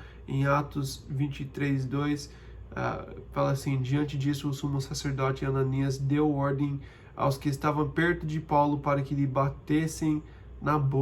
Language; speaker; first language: Portuguese; non-native, fluent; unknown